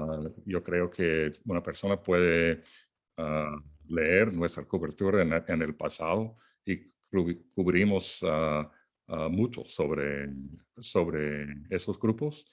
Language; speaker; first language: Spanish; non-native, fluent; English